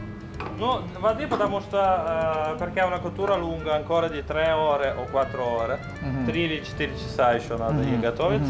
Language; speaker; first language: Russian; non-native, learner; Italian